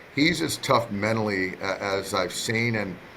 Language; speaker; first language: English; native; English